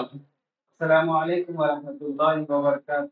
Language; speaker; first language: Arabic; non-native, learner; Urdu